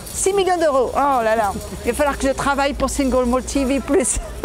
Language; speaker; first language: French; native; French